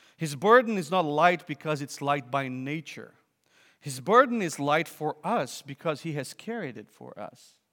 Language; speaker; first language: English; non-native, fluent; Portuguese